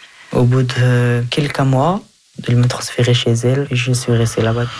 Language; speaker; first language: French; early bilingual, other home language; Persian